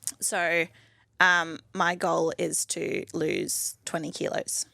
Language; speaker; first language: English; native; English